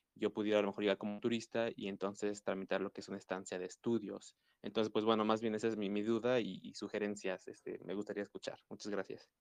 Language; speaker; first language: Spanish; native; Spanish